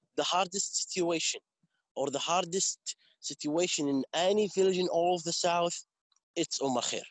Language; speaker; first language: English; non-native, fluent; Arabic